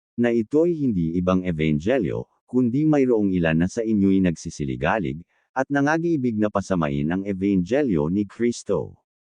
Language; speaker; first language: Filipino; non-native, local second language; Bikol